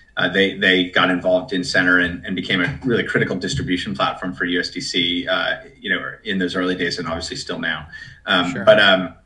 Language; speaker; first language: English; native; English